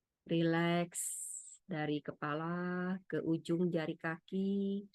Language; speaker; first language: Indonesian; native; Indonesian